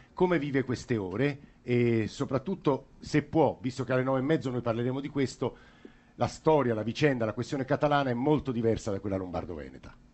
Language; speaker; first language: Italian; native; Italian